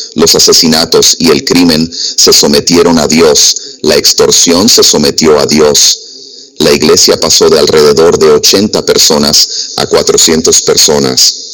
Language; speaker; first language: Spanish; non-native, fluent; English